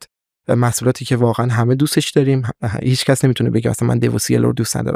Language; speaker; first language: Persian; native; Persian